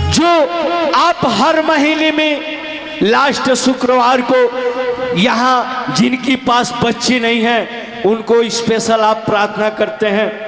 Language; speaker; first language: Hindi; native; Hindi